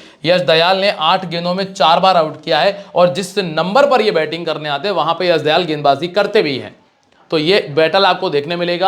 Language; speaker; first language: Hindi; native; Hindi